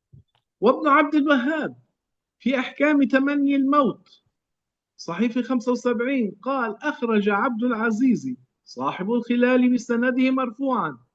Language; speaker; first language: Arabic; native; Arabic